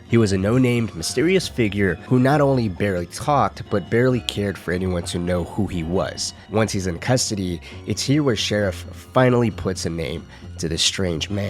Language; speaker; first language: English; native; English